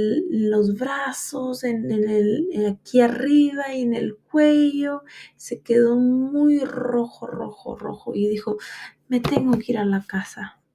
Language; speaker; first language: Spanish; early bilingual, heritage; Spanish